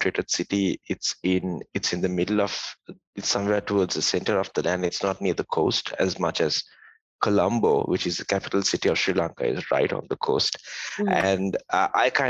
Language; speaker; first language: English; non-native, local second language; Tamil